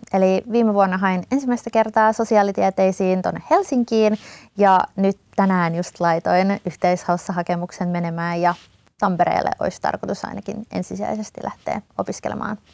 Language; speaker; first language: Finnish; native; Finnish